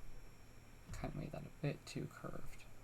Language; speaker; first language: English; native; English